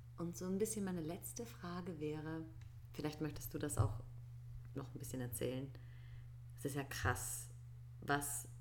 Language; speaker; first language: German; native; German